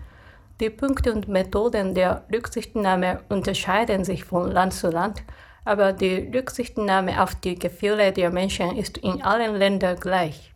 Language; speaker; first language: German; non-native, fluent; Japanese